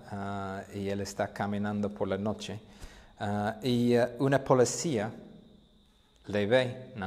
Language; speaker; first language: Spanish; non-native, fluent; English